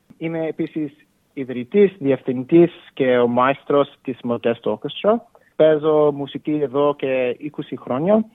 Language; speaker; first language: Greek; early bilingual, heritage; Greek